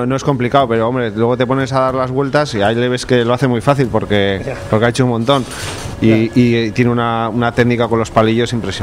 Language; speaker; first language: Spanish; native; Spanish